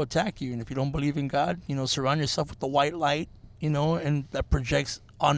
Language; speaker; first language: English; native; English